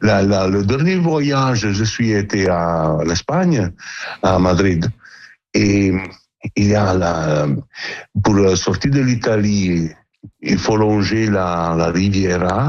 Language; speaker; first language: French; non-native, learner; Italian